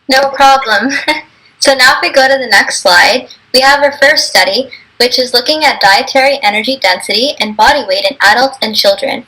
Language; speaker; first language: English; native; English